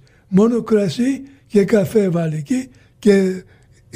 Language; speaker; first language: Greek; early bilingual, heritage; Greek